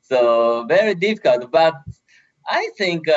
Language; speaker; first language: English; non-native, learner; Japanese